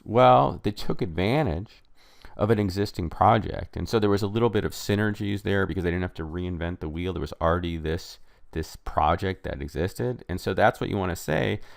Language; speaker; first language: English; native; English